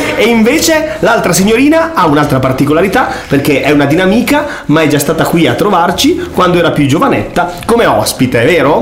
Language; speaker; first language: Italian; native; Italian